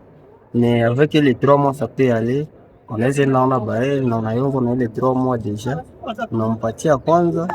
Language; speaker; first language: French; non-native, local second language; Swahili